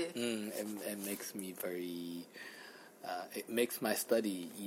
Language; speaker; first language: English; non-native, fluent; Chinese